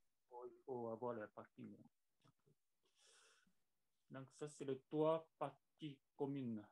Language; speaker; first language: French; non-native, learner; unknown